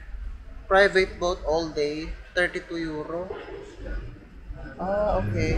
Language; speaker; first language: English; non-native, local second language; Filipino